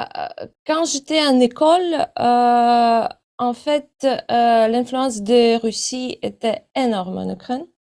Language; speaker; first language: French; non-native, fluent; Ukrainian